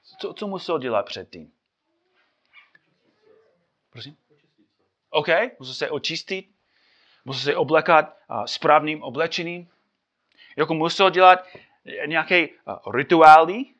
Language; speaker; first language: Czech; non-native, fluent; English